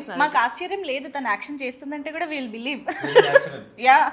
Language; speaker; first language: Telugu; native; Telugu